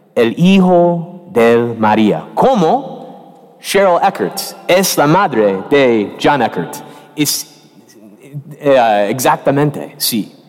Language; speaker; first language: Spanish; non-native, learner; English